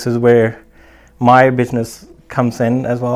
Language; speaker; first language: English; non-native, local second language; Punjabi